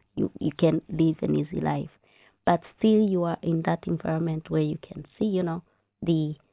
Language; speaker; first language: English; non-native, local second language; Kinyarwanda